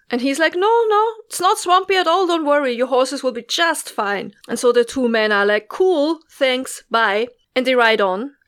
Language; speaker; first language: English; non-native, fluent; German